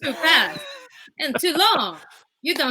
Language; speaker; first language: English; non-native, learner; Japanese